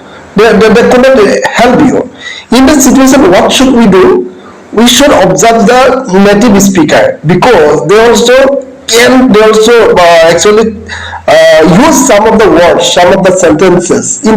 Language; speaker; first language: English; non-native, learner; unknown